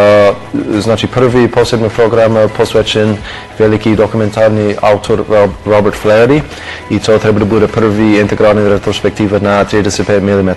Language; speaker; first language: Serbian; non-native, fluent; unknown